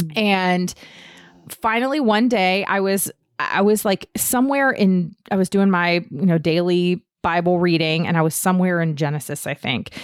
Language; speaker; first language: English; native; English